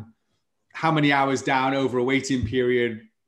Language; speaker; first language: English; native; English